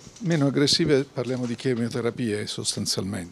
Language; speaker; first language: Italian; native; Italian